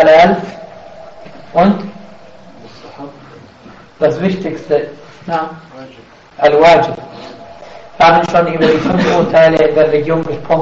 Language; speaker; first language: German; non-native, fluent; Arabic